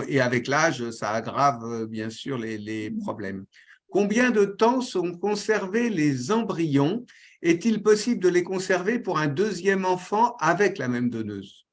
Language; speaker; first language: French; native; French